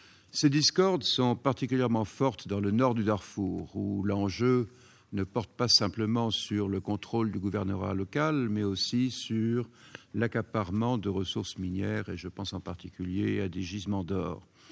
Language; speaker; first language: French; native; French